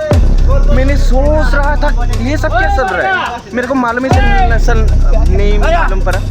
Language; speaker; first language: Hindi; non-native, local second language; Assamese